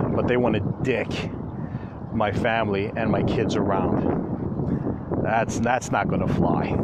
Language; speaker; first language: English; native; English